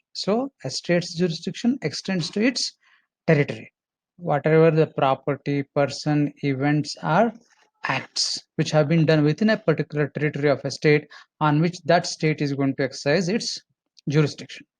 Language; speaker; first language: English; non-native, local second language; Kannada